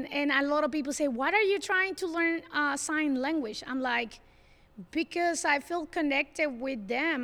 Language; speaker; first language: English; non-native, fluent; Spanish